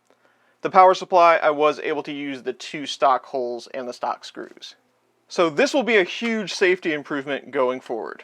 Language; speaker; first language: English; native; English